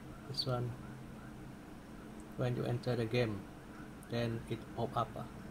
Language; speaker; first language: English; non-native, local second language; Malay